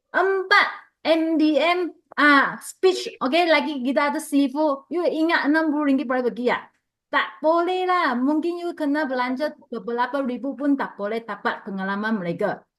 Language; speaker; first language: Malay; non-native, local second language; Chinese